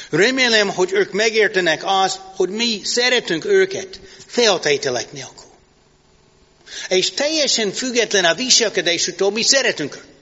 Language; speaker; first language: Hungarian; non-native, fluent; English